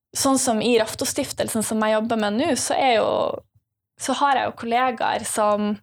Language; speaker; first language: Norwegian; native; Norwegian